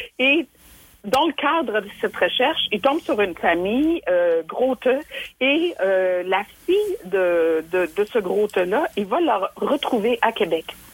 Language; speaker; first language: French; non-native, fluent; German